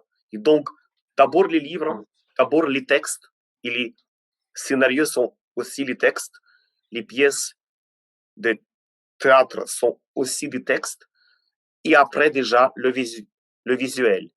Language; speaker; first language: French; non-native, fluent; Ukrainian